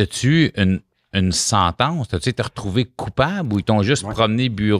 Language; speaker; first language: French; native; French